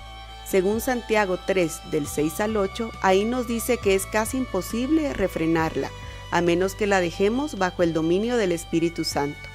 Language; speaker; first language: Spanish; native; Spanish